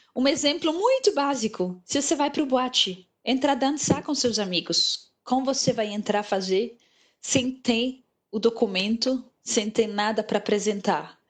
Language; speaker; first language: Portuguese; non-native, fluent; Arabic